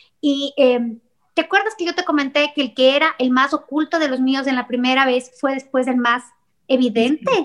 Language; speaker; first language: Spanish; native; Spanish